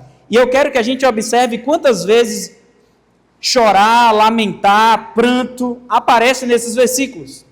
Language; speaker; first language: Portuguese; native; Portuguese